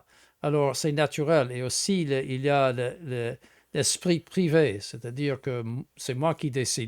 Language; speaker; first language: French; non-native, fluent; English